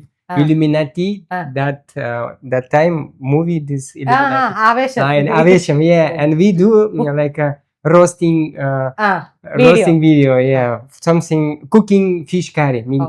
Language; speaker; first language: English; non-native, learner; Russian